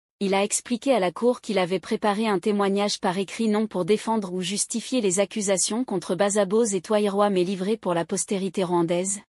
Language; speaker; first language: French; non-native, local second language; Kinyarwanda